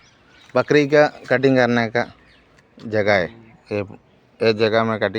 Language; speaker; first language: Hindi; non-native, local second language; Malayalam